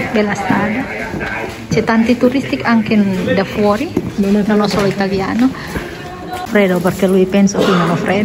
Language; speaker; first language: Italian; non-native, learner; Indonesian